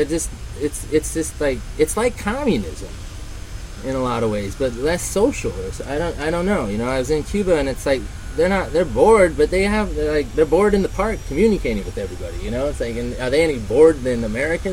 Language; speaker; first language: English; native; English